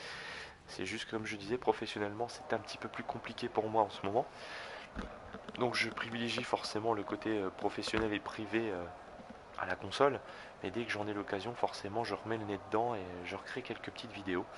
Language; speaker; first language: French; native; French